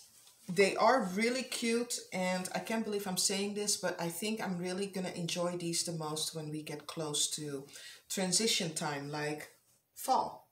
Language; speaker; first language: English; non-native, fluent; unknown